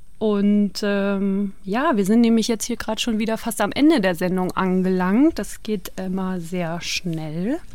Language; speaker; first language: German; native; German